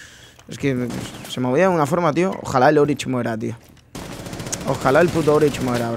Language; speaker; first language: Spanish; native; Spanish